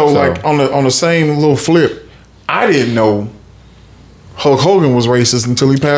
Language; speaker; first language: English; native; English